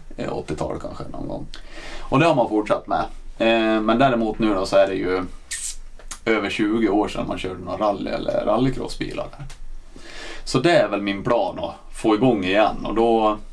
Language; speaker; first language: Swedish; native; Swedish